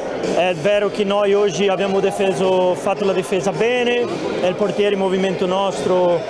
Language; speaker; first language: Italian; non-native, fluent; Spanish